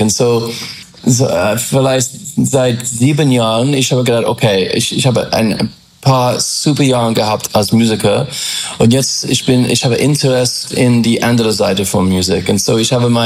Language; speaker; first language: German; non-native, fluent; English